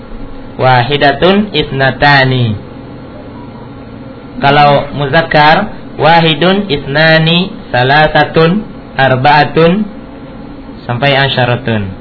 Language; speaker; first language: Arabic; non-native, fluent; Indonesian